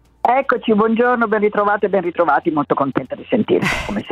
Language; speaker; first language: Italian; native; Italian